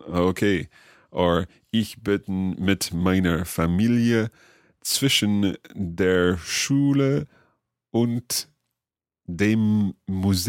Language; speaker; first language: German; non-native, learner; English